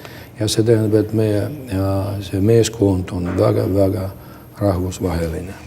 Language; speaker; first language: Estonian; non-native, local second language; Russian